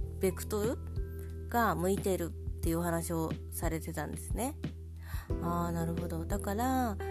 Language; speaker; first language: Japanese; native; Japanese